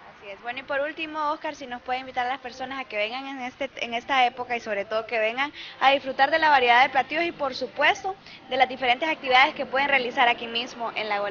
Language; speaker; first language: Spanish; native; Spanish